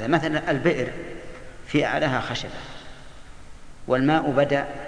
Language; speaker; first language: Arabic; native; Arabic